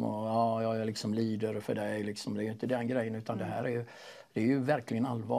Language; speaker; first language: Swedish; native; Swedish